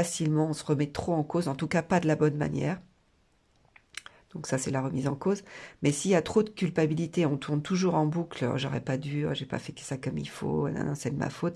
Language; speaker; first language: French; native; French